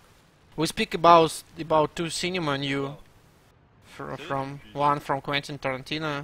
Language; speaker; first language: English; non-native, learner; Russian